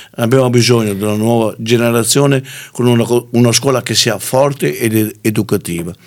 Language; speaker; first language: Italian; native; Italian